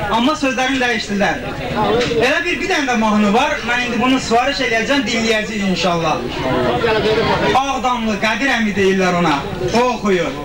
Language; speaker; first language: Azerbaijani; non-native, local second language; Talysh